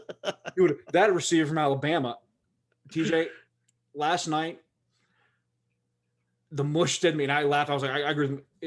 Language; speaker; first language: English; native; English